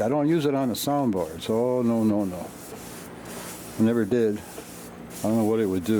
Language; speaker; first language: English; native; English